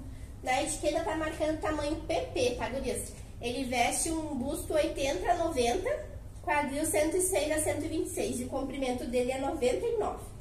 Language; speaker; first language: Portuguese; native; Portuguese